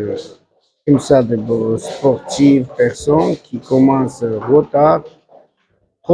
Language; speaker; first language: French; non-native, learner; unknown